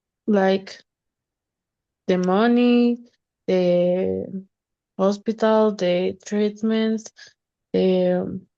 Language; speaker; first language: English; non-native, learner; Spanish